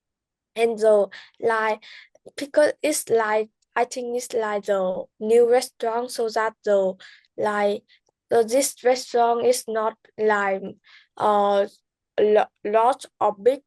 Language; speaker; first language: English; non-native, learner; Vietnamese